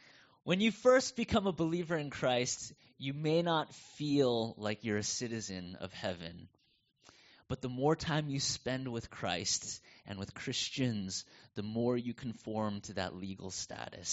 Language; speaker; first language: English; native; English